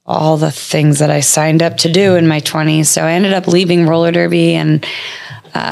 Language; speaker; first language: English; native; English